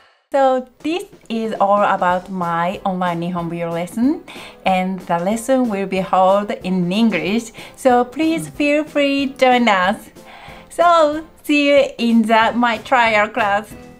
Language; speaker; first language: English; non-native, learner; Japanese